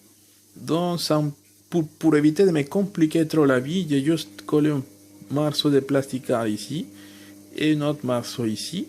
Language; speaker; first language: French; non-native, fluent; Spanish